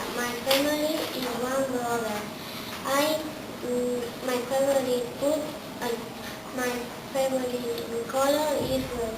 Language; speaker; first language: English; non-native, learner; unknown